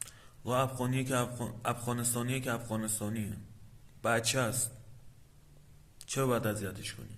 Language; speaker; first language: Persian; native; Persian